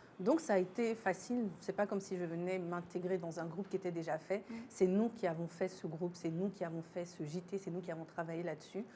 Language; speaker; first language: French; native; French